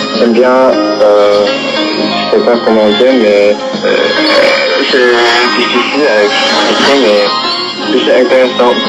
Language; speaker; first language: French; non-native, learner; Korean